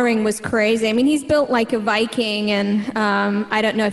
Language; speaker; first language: English; native; English